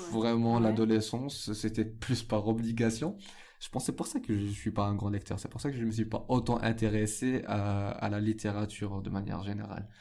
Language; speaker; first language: French; non-native, local second language; Arabic